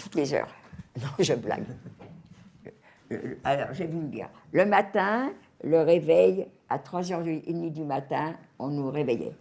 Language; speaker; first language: French; native; French